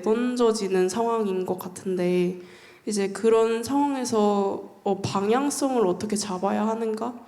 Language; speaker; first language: Korean; native; Korean